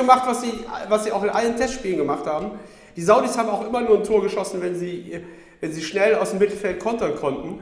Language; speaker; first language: German; native; German